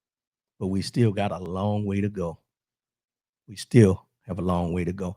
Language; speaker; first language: English; native; English